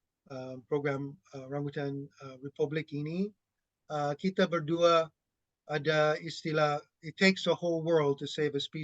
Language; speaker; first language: Indonesian; non-native, fluent; English